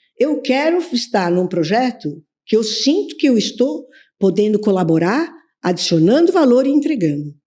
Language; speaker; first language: Portuguese; native; Portuguese